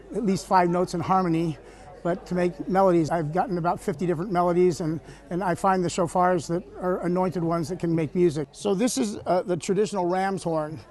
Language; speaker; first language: English; native; English